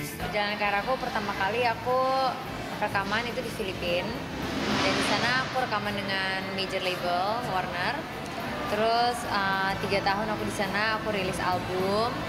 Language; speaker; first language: Indonesian; native; Indonesian